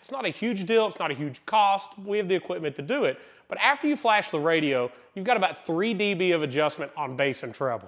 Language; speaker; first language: English; native; English